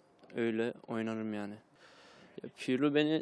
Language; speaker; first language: Turkish; early bilingual, heritage; Turkish